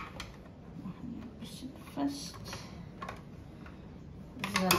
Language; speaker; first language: German; non-native, fluent; Croatian